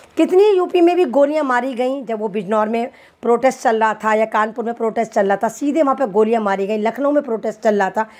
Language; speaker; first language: Hindi; native; Hindi